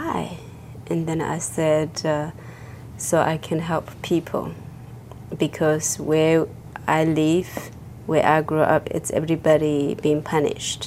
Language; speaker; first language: English; non-native, fluent; Chinese